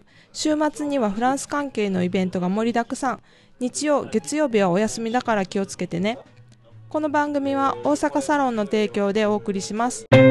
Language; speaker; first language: Japanese; native; Japanese